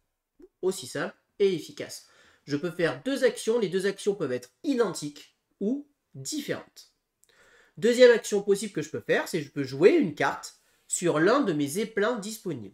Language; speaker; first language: French; native; French